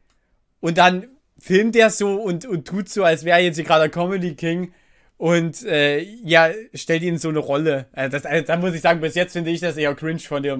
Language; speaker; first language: German; native; German